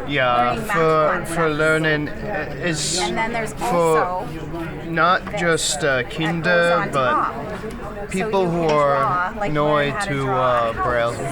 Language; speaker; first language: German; non-native, learner; English